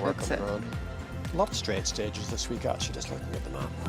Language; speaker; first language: English; native; English